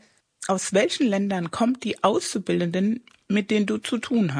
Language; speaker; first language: German; early bilingual, other home language; Spanish